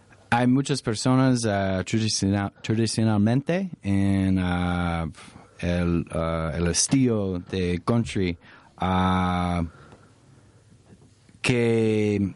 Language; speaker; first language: Spanish; non-native, learner; English